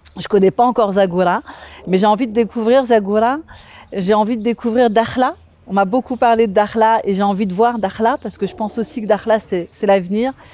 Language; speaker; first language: French; native; French